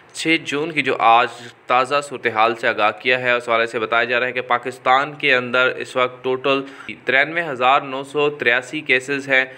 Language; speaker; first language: Urdu; native; Urdu